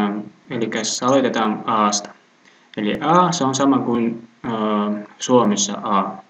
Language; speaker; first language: Finnish; non-native, fluent; Russian